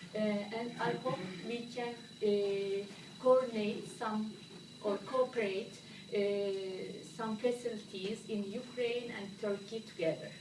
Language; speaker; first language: English; non-native, fluent; Turkish